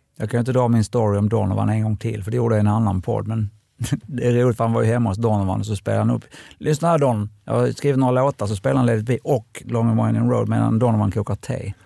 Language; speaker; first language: Swedish; native; Swedish